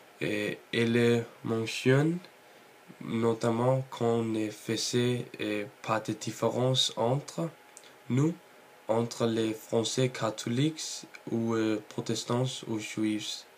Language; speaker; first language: French; non-native, learner; Norwegian